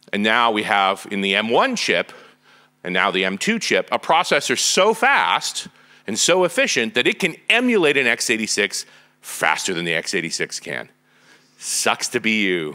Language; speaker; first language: English; native; English